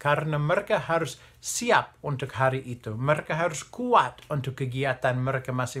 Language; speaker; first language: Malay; non-native, fluent; English